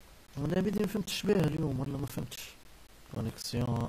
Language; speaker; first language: Arabic; native; Arabic